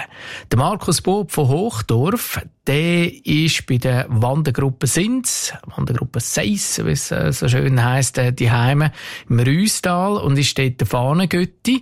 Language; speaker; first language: German; native; German